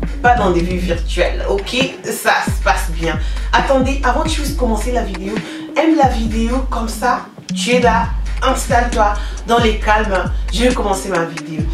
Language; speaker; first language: French; non-native, local second language; Lingala